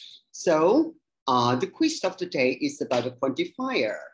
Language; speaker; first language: English; non-native, fluent; Thai